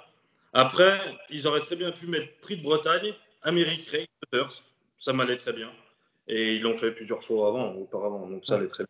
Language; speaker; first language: French; native; French